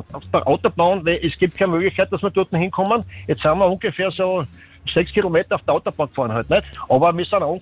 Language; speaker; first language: German; native; German